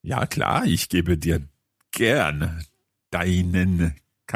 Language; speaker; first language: German; non-native, learner; English